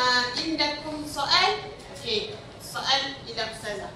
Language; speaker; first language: Arabic; non-native, learner; Malay